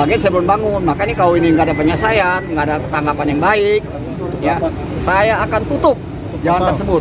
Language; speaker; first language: Indonesian; native; Indonesian